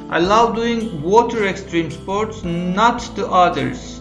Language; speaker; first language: English; non-native, fluent; Turkish